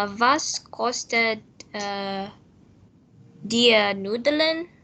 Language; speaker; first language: German; non-native, learner; Indonesian